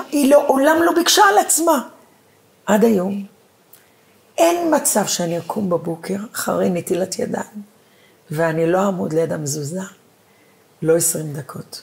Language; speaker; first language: Hebrew; early bilingual, other home language; Arabic